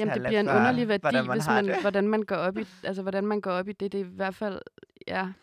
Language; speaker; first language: Danish; native; Danish